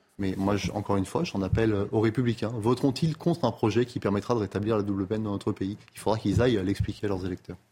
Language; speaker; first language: French; native; French